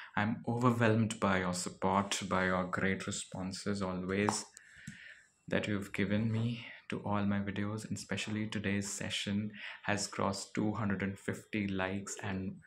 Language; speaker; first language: English; non-native, local second language; Marathi